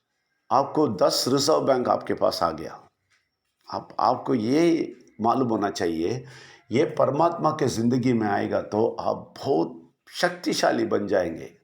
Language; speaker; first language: Hindi; non-native, local second language; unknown